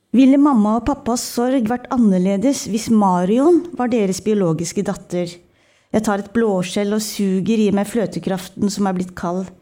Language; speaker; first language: Norwegian; early bilingual, other home language; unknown